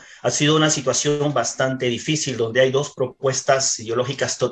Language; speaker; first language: Spanish; native; Spanish